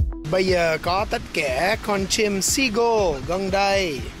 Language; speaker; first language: Vietnamese; non-native, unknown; English